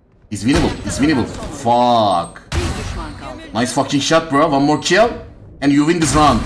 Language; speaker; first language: English; non-native, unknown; Turkish